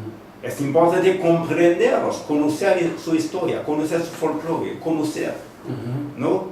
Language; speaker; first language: Spanish; non-native, fluent; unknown